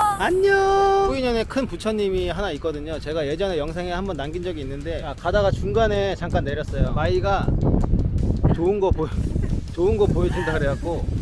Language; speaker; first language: Korean; native; Korean